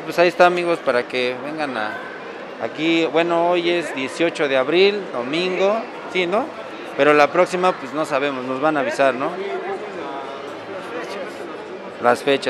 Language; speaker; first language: Spanish; native; Spanish